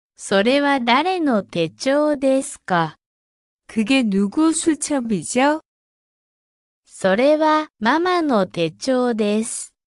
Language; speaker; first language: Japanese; non-native, fluent; Korean